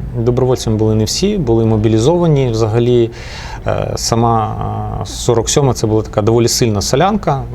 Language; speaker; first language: Ukrainian; non-native, local second language; Russian